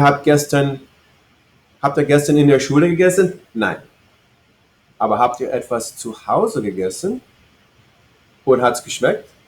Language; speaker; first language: German; non-native, fluent; English